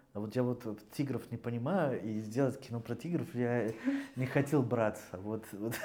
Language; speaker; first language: Russian; non-native, fluent; Spanish